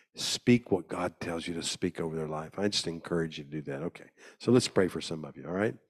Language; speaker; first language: English; native; English